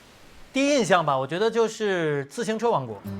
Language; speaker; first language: Chinese; native; Chinese